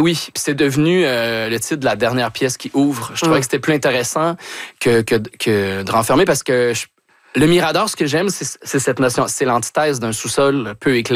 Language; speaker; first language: French; native; French